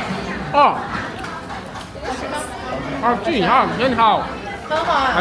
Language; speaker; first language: Chinese; non-native, learner; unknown